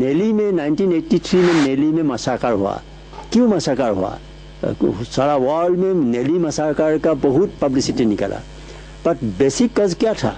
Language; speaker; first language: Hindi; non-native, local second language; Assamese